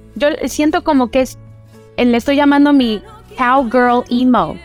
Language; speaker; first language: Spanish; early bilingual, heritage; Spanish